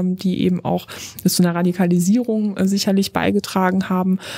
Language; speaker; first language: German; non-native, fluent; Polish